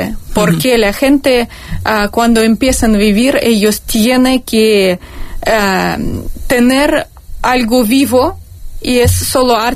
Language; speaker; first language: Spanish; non-native, learner; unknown